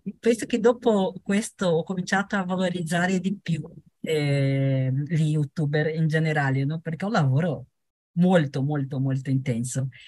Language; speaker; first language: Italian; non-native, fluent; Portuguese